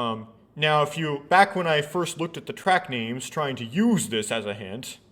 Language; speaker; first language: English; native; English